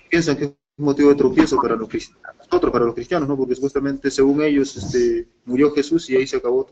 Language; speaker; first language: Spanish; native; Spanish